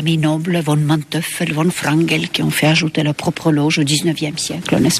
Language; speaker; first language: French; non-native, fluent; Estonian